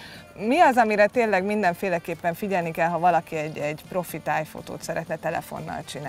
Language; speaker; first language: Hungarian; native; Hungarian